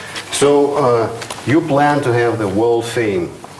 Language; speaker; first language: English; non-native, fluent; Russian